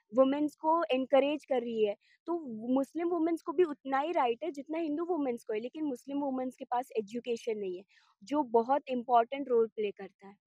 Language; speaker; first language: Hindi; non-native, local second language; Gujarati